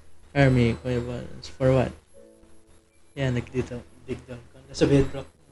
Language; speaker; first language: English; non-native, local second language; Filipino